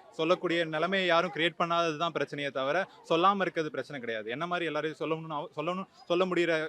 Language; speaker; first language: Tamil; native; Tamil